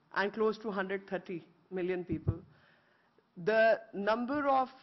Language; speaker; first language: English; non-native, local second language; Hindi